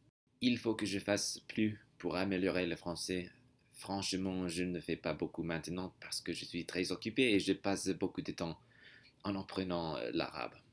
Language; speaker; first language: French; non-native, learner; English